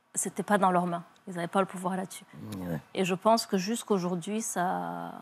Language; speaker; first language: French; early bilingual, other home language; Kinyarwanda